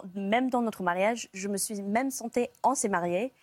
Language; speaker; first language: French; non-native, fluent; English